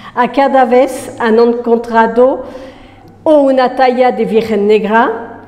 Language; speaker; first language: Spanish; non-native, fluent; French